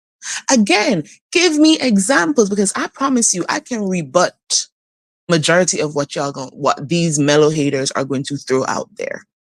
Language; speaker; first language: English; native; English